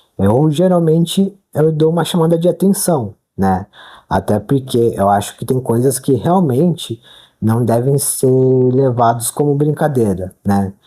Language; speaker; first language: Portuguese; native; Portuguese